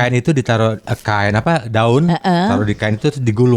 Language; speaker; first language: Indonesian; native; Indonesian